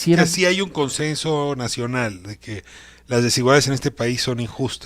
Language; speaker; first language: Spanish; native; Spanish